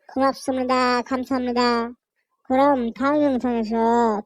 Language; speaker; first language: Korean; non-native, fluent; Bangla